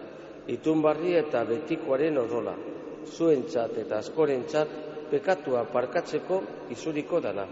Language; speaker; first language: Basque; native; Basque